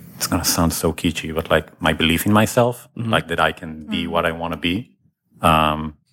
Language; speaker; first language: English; non-native, fluent; Hebrew